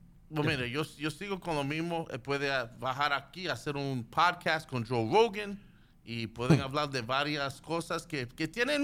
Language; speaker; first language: Spanish; early bilingual, heritage; Spanish